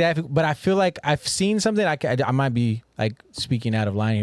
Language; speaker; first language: English; native; English